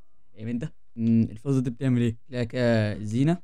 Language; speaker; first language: Arabic; native; Arabic